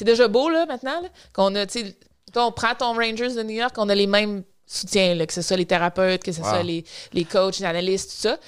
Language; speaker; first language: French; native; French